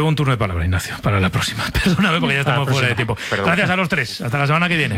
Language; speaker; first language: Spanish; native; Spanish